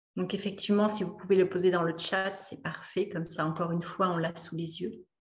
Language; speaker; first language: French; native; French